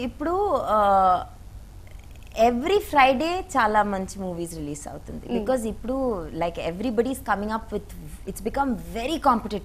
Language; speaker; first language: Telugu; non-native, learner; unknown